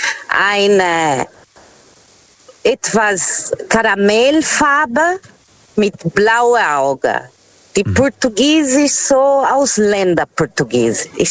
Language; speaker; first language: German; non-native, learner; Portuguese